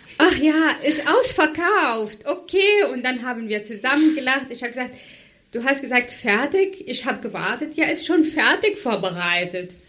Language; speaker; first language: German; non-native, fluent; Arabic